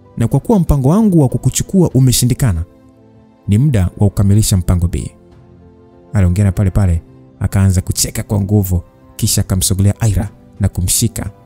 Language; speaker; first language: Swahili; native; Swahili